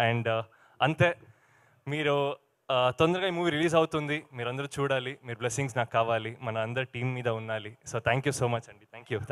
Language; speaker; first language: Telugu; non-native, learner; Kannada